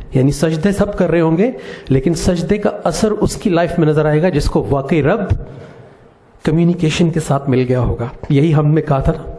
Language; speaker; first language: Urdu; native; Urdu